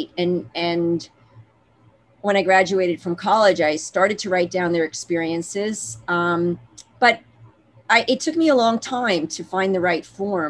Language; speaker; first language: English; native; English